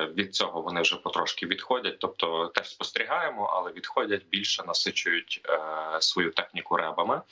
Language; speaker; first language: Ukrainian; native; Ukrainian